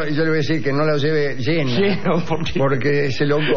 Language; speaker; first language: Spanish; native; Spanish